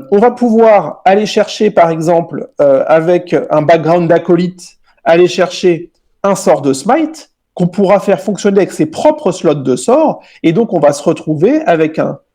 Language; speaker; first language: French; native; French